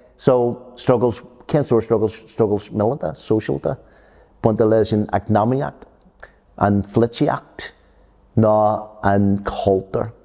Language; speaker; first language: Irish; non-native, local second language; English